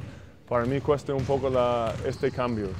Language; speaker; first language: Spanish; non-native, fluent; English